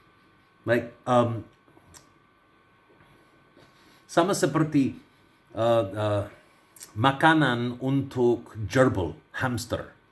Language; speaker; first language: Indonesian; non-native, learner; English